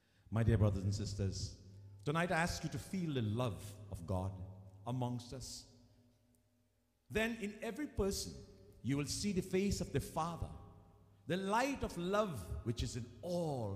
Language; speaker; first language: English; native; English